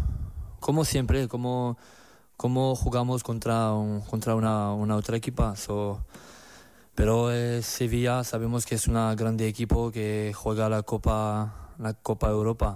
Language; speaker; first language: Spanish; non-native, learner; French